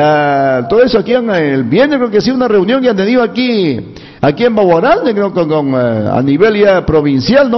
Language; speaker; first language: Spanish; native; Spanish